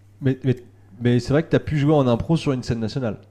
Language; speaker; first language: French; native; French